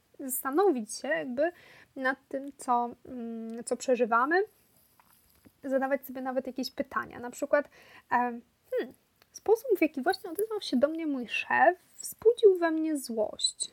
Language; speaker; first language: Polish; native; Polish